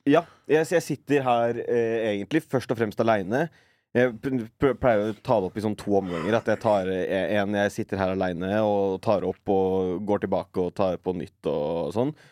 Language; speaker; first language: Norwegian; native; Norwegian